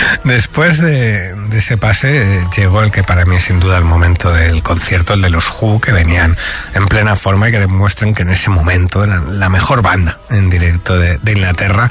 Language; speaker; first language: Spanish; native; Spanish